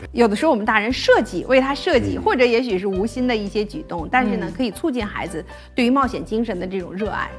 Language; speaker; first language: Chinese; native; Chinese